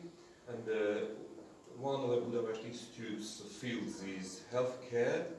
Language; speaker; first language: English; non-native, fluent; Armenian